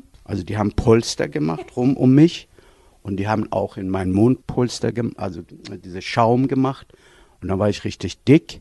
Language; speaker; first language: German; non-native, fluent; Persian